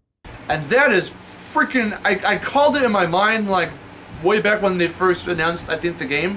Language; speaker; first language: English; native; English